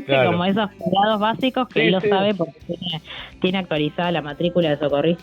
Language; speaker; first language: Spanish; native; Spanish